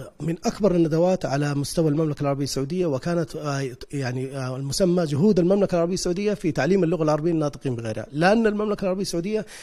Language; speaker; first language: Arabic; native; Arabic